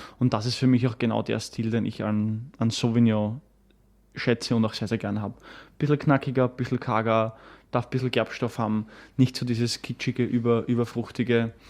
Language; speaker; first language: German; native; German